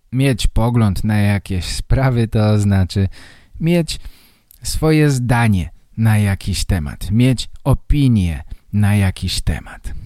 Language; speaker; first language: Polish; native; Polish